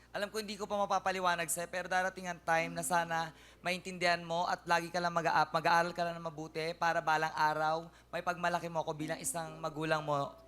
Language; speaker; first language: Filipino; native; Filipino